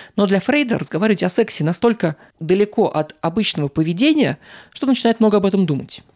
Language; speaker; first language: Russian; native; Russian